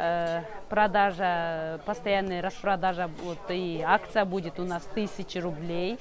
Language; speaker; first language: Russian; non-native, learner; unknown